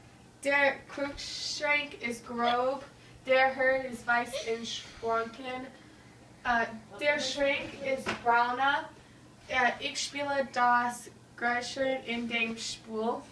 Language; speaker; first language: German; non-native, learner; English